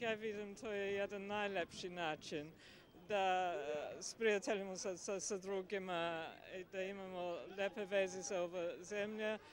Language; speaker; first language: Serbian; non-native, fluent; English